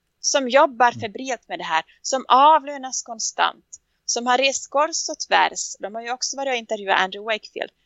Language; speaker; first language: Swedish; native; Swedish